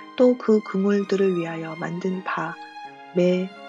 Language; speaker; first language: Korean; native; Korean